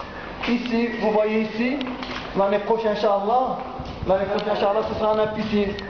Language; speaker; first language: French; non-native, local second language; Arabic